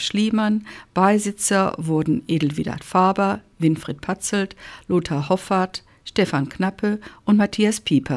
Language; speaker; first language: German; native; German